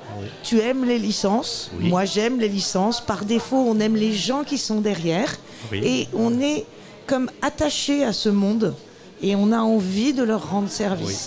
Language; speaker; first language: French; native; French